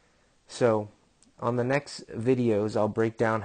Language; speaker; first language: English; native; English